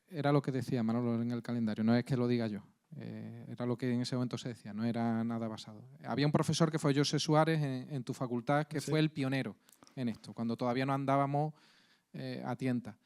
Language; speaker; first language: Spanish; native; Spanish